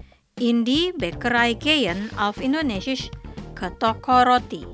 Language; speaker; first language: German; non-native, fluent; Indonesian